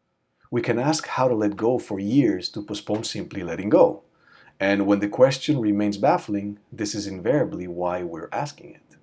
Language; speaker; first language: English; native; English